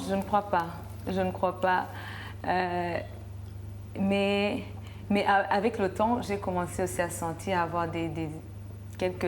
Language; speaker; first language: French; non-native, local second language; Rundi